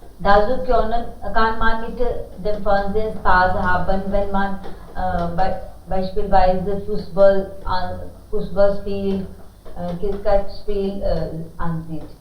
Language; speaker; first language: German; non-native, learner; Hindi